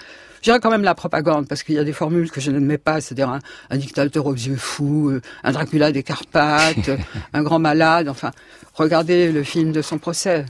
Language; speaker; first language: French; native; French